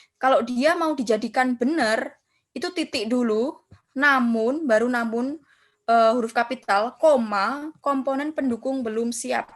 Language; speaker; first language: Indonesian; non-native, local second language; Javanese